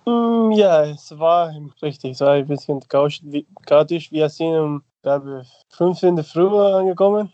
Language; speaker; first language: German; non-native, fluent; Spanish